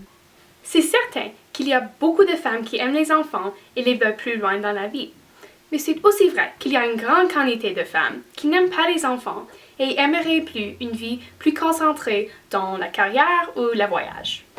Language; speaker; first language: French; non-native, learner; English